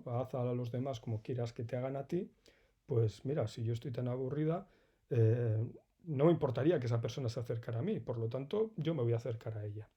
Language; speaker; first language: Spanish; native; Spanish